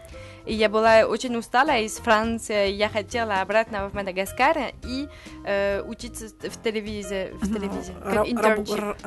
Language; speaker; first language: Russian; non-native, learner; French